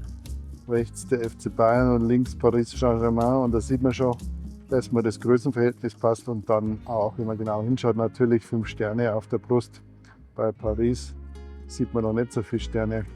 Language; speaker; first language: German; native; German